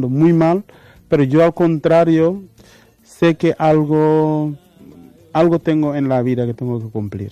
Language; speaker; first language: Spanish; non-native, fluent; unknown